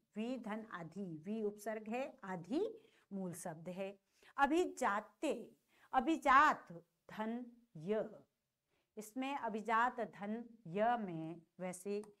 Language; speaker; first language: Hindi; native; Hindi